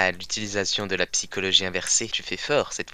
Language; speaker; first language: French; native; French